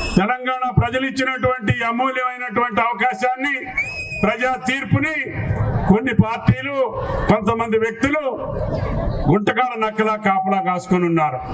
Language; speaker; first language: Telugu; native; Telugu